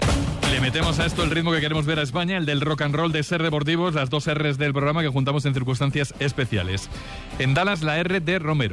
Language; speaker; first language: Spanish; native; Spanish